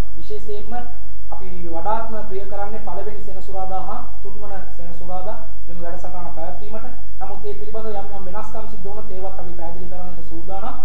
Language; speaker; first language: Sinhala; non-native, local second language; Tamil